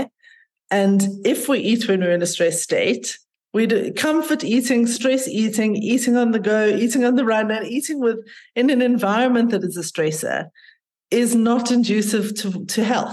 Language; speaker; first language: English; native; English